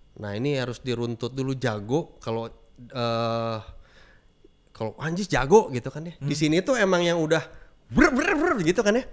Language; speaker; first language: Indonesian; native; Indonesian